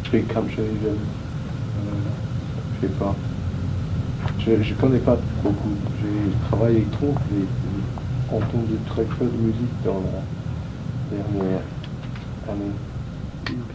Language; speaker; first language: French; non-native, fluent; English